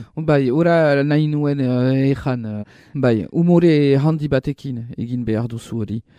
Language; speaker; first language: Basque; non-native, local second language; French